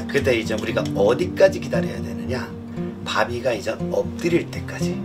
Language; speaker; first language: Korean; native; Korean